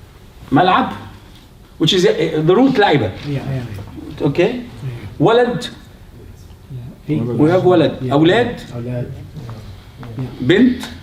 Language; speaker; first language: Arabic; non-native, fluent; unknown